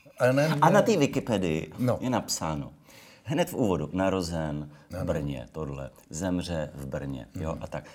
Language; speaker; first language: Czech; native; Czech